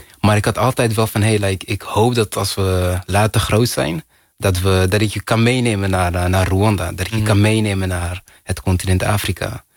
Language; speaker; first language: Dutch; early bilingual, other home language; Kinyarwanda